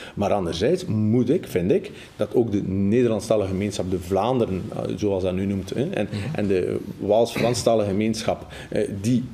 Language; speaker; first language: Dutch; native; Dutch